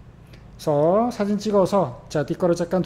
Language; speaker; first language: Korean; native; Korean